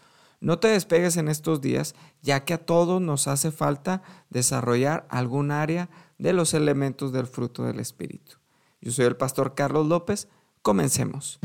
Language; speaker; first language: Spanish; native; Spanish